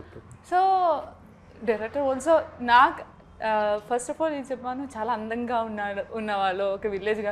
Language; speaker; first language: Telugu; non-native, learner; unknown